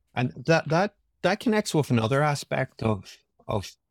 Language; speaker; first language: English; native; English